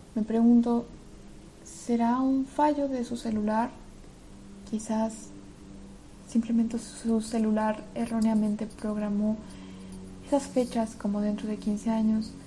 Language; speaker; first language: Spanish; early bilingual, other home language; Russian